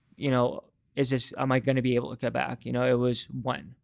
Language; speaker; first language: English; native; English